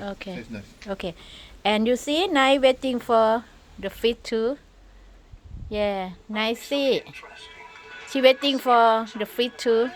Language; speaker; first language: English; non-native, learner; Thai